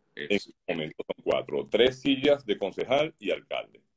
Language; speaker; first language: Spanish; native; Spanish